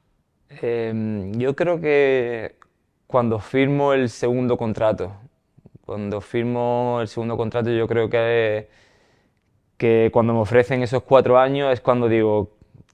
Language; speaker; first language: Spanish; native; Spanish